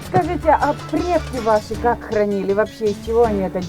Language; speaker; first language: Russian; native; Russian